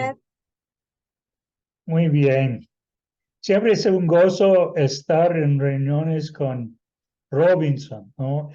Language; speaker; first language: Spanish; non-native, fluent; English